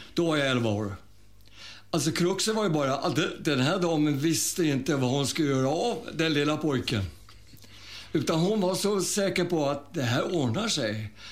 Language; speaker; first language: Swedish; early bilingual, other home language; German